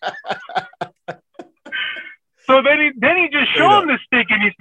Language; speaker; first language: English; non-native, fluent; Persian